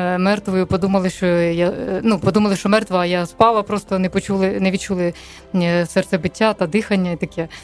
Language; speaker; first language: Ukrainian; non-native, local second language; Russian